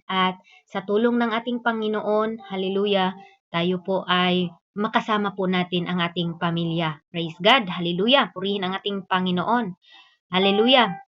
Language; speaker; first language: Filipino; non-native, local second language; Cebuano